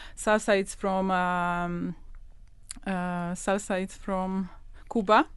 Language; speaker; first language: English; non-native, learner; Polish